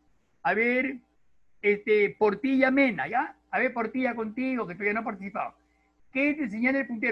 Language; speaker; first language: Spanish; native; Spanish